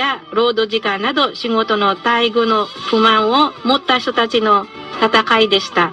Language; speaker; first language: Japanese; non-native, fluent; Filipino